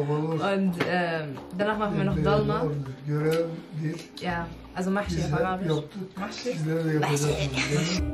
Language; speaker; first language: German; early bilingual, other home language; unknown